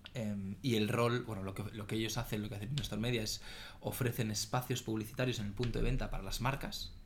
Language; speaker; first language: Spanish; native; Spanish